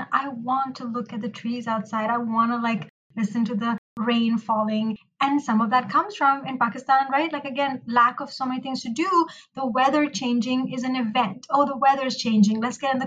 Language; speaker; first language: English; non-native, local second language; Urdu